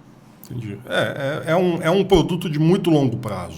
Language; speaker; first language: Portuguese; native; Portuguese